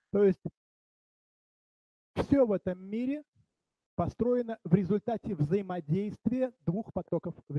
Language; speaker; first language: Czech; non-native, learner; Russian